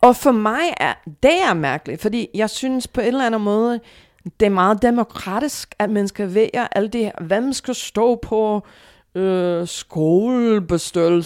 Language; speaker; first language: Danish; non-native, fluent; English